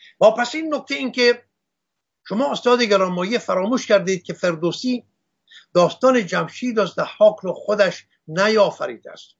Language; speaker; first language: Persian; non-native, local second language; Armenian